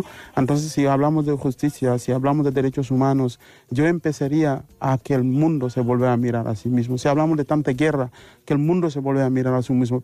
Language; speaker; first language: Spanish; non-native, fluent; Wolof